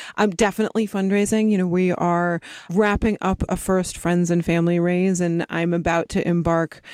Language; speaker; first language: English; native; English